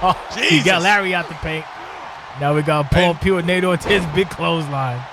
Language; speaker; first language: English; native; English